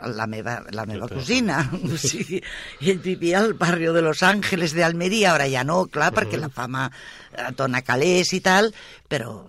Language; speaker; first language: Catalan; non-native, local second language; Spanish